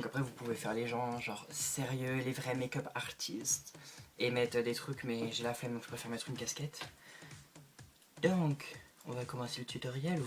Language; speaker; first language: French; native; French